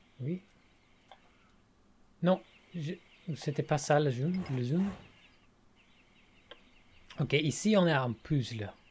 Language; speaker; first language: French; non-native, learner; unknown